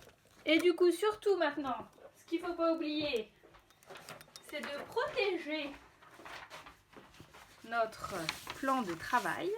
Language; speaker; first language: French; native; French